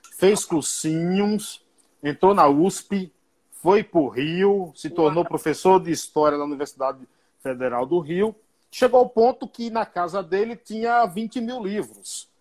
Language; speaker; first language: Portuguese; native; Portuguese